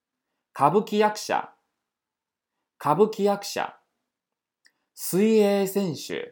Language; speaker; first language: Japanese; non-native, fluent; Chinese